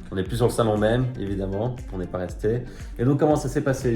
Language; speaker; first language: French; native; French